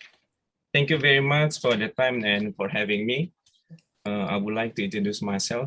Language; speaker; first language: English; non-native, fluent; Indonesian